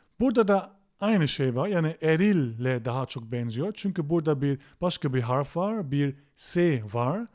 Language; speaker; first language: Turkish; non-native, fluent; German